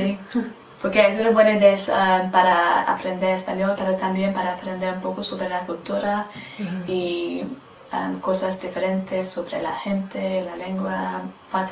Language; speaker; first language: Spanish; non-native, learner; English